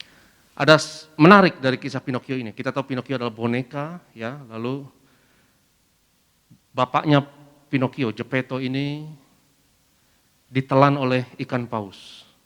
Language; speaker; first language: Indonesian; native; Indonesian